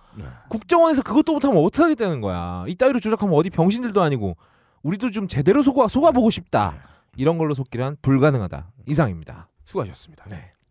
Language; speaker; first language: Korean; native; Korean